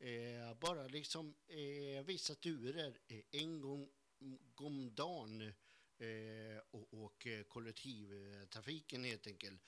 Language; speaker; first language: Swedish; native; Swedish